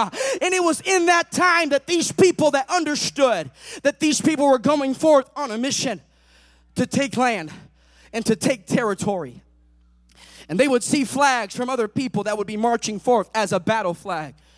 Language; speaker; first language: English; native; English